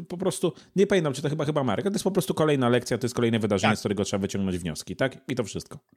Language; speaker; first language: Polish; native; Polish